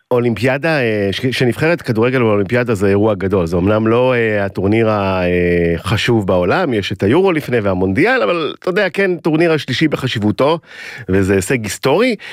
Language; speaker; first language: Hebrew; native; Hebrew